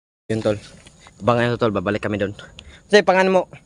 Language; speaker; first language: Filipino; non-native, local second language; Cebuano